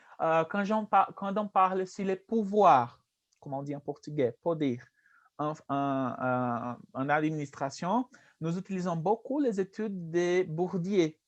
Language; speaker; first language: French; non-native, fluent; Portuguese